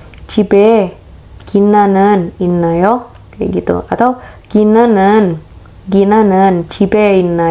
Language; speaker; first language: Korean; non-native, learner; Indonesian